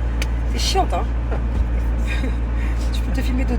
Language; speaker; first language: French; native; French